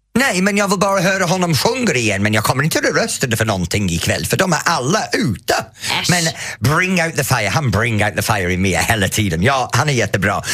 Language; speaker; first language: Swedish; non-native, fluent; English